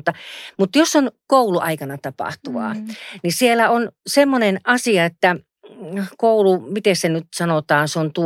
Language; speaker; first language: Finnish; native; Finnish